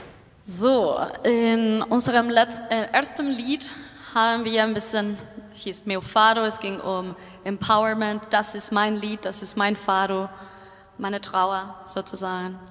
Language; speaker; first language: German; non-native, fluent; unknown